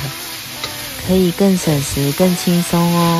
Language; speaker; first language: Chinese; native; Chinese